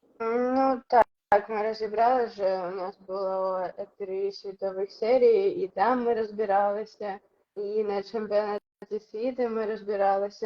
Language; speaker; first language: Ukrainian; non-native, local second language; Russian